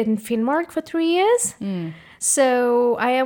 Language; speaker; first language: English; non-native, fluent; Norwegian